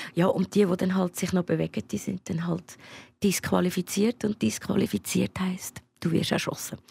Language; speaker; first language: German; native; German